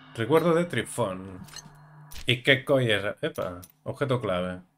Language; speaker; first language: Spanish; non-native, local second language; Catalan